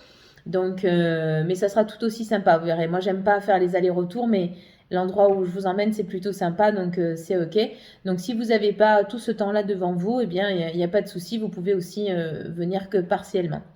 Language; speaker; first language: French; native; French